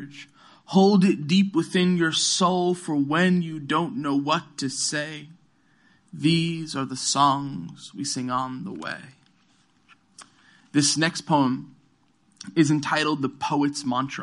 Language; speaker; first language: English; native; English